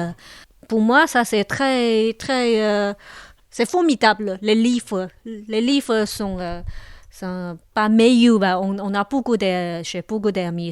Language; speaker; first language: French; non-native, local second language; Chinese